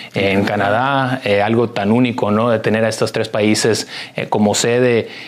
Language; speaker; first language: Spanish; early bilingual, heritage; Spanish